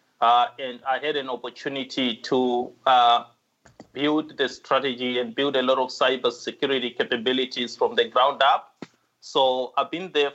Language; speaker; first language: English; non-native, local second language; Shona